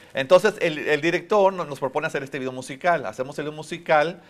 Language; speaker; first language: Spanish; early bilingual, heritage; Spanish